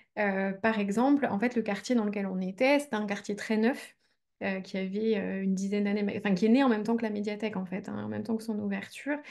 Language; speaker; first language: French; native; French